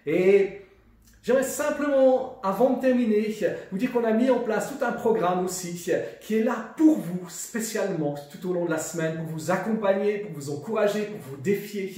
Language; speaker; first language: French; native; French